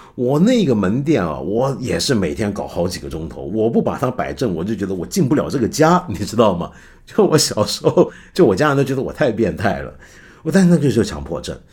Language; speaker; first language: Chinese; non-native, local second language; Cantonese